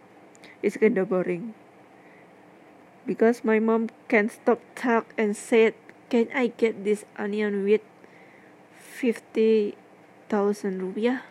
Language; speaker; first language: English; non-native, learner; Indonesian